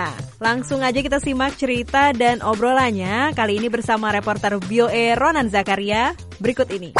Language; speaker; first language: Indonesian; native; Indonesian